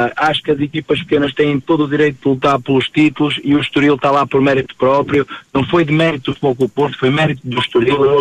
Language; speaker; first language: Portuguese; native; Portuguese